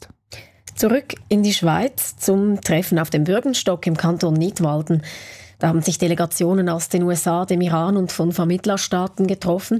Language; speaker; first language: German; native; German